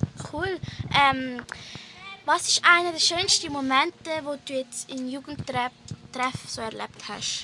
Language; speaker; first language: German; native; German